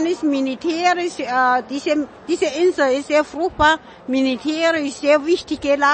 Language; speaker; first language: German; non-native, fluent; Min Nan Chinese